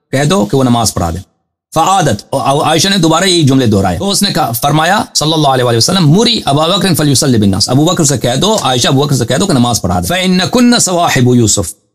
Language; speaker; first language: Urdu; non-native, fluent; Persian